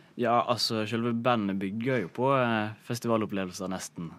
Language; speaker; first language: Norwegian; native; Norwegian